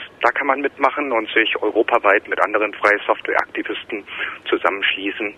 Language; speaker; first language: German; native; German